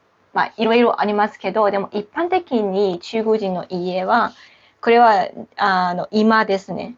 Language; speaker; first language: Japanese; non-native, local second language; Chinese